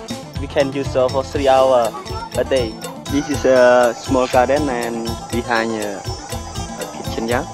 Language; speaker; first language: English; non-native, learner; Khmer